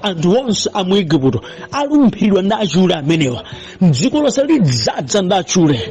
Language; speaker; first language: Nyanja; native; Nyanja